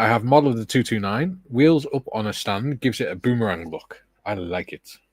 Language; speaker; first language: English; native; English